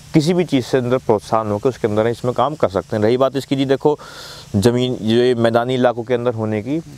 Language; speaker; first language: Hindi; native; Hindi